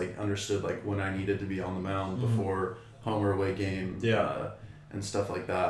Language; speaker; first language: English; native; English